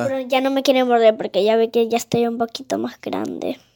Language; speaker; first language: Spanish; early bilingual, heritage; Spanish